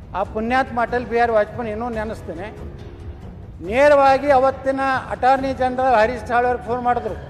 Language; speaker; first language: Kannada; native; Kannada